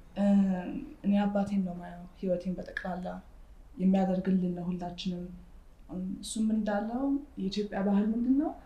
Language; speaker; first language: Amharic; early bilingual, heritage; Amharic